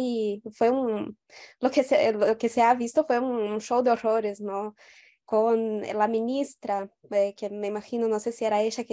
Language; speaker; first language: Spanish; non-native, fluent; Portuguese